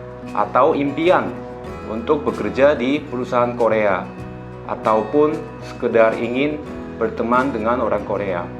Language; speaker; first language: Indonesian; non-native, fluent; Korean